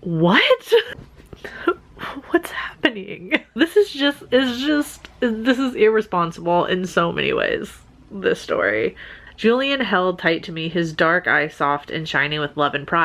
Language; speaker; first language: English; native; English